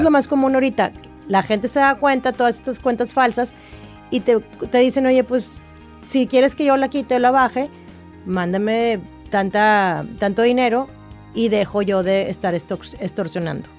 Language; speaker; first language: Spanish; native; Spanish